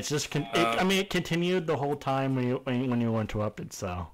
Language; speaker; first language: English; native; English